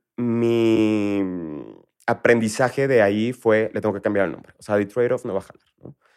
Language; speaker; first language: Spanish; native; Spanish